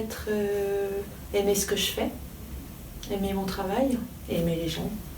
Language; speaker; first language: French; native; French